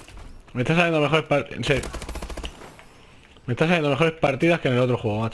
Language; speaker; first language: Spanish; native; Spanish